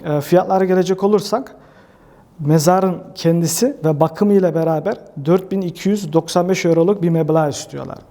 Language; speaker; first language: Turkish; early bilingual, heritage; Turkish